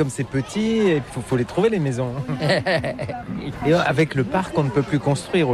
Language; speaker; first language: French; native; French